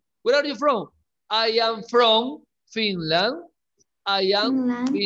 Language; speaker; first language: English; non-native, learner; Spanish